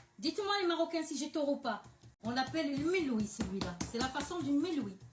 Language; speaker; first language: French; early bilingual, other home language; Arabic